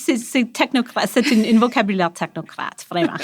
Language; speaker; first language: French; non-native, local second language; English